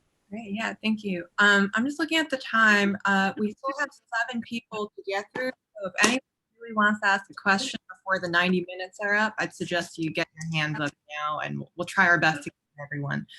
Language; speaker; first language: English; native; English